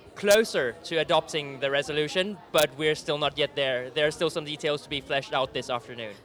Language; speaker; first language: English; non-native, fluent; Thai